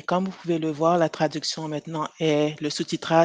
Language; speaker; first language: French; native; French